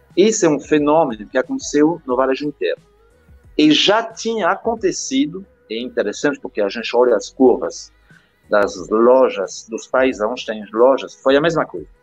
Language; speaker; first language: Portuguese; non-native, fluent; French